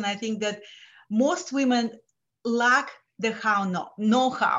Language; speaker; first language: English; non-native, fluent; Lithuanian